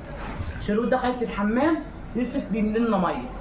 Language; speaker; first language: Arabic; native; Arabic